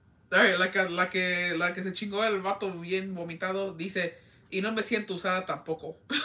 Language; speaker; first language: Spanish; early bilingual, heritage; Spanish